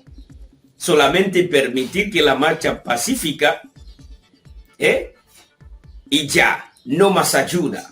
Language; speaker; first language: Spanish; non-native, fluent; Haitian Creole